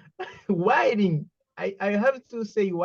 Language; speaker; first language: English; non-native, learner; Haitian Creole